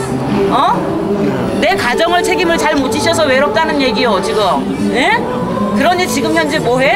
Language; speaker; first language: Korean; native; Korean